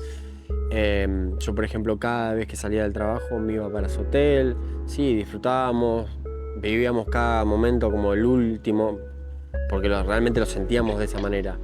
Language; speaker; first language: Spanish; native; Spanish